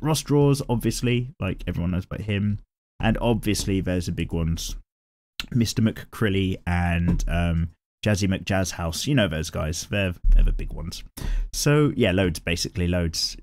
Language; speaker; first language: English; native; English